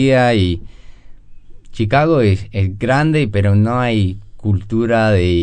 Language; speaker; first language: Spanish; non-native, learner; English